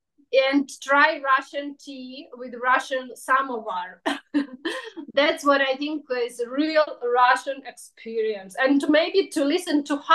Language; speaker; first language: English; non-native, fluent; Russian